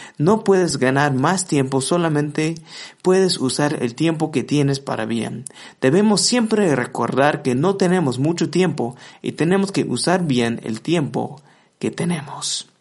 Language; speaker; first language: Spanish; non-native, fluent; English